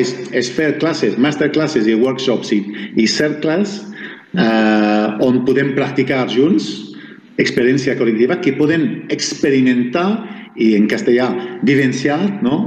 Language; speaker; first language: Catalan; non-native, fluent; Spanish